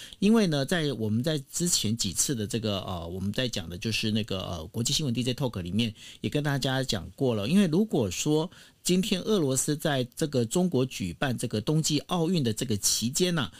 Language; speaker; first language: Chinese; native; Chinese